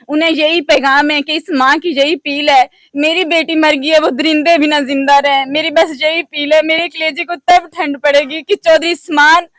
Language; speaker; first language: Urdu; non-native, local second language; Punjabi